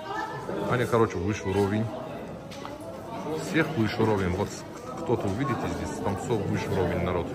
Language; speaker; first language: Russian; non-native, learner; Turkish